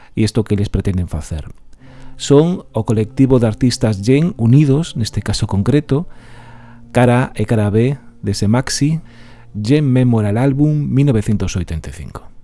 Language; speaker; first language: Galician; non-native, local second language; Spanish